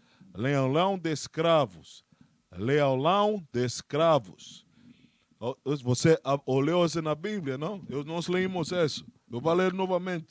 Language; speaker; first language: Portuguese; non-native, learner; Spanish